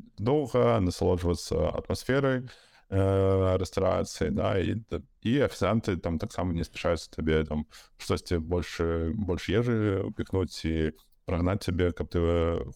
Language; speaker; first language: Belarusian; native; Belarusian